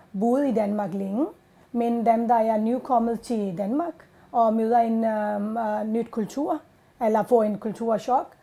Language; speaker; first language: Danish; non-native, learner; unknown